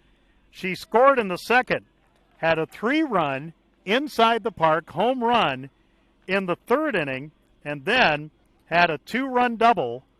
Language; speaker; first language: English; native; English